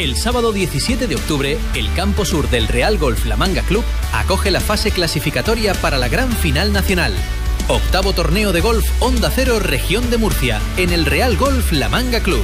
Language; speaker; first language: Spanish; native; Spanish